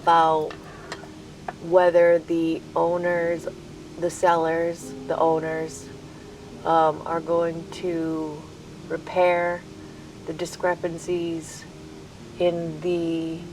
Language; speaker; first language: English; native; English